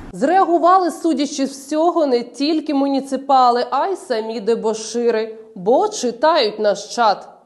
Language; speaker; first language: Ukrainian; native; Ukrainian